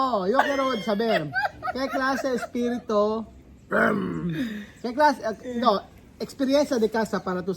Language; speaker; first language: Spanish; non-native, learner; Filipino